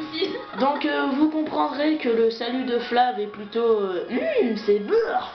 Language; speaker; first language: French; native; French